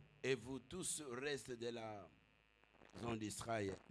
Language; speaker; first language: French; non-native, local second language; Lingala